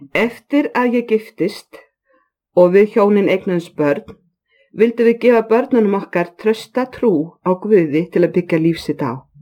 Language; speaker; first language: Icelandic; native; Icelandic